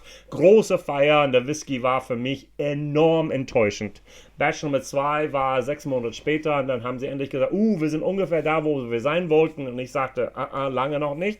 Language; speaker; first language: German; non-native, fluent; English